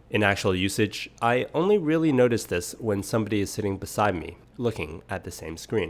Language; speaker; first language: English; native; English